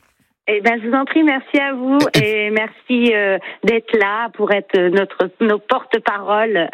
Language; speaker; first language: French; native; French